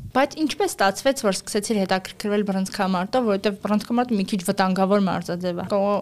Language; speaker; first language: Armenian; native; Armenian